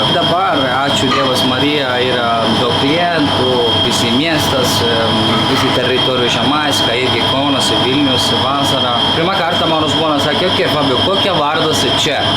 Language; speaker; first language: Lithuanian; non-native, learner; Italian